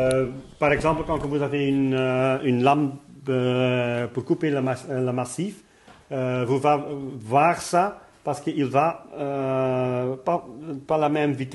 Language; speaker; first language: French; non-native, local second language; Dutch